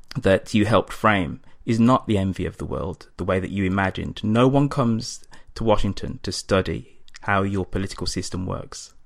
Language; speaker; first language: English; native; English